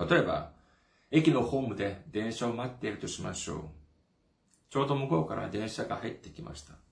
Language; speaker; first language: Japanese; non-native, fluent; Korean